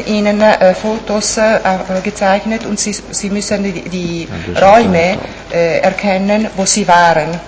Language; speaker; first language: German; non-native, fluent; Italian